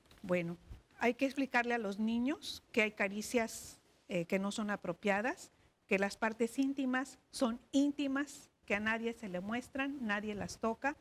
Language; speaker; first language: Spanish; native; Spanish